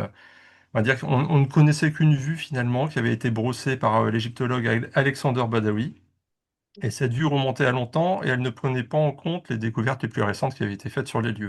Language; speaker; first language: French; native; French